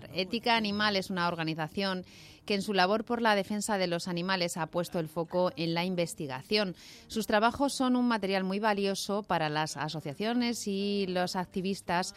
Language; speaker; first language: Spanish; native; Spanish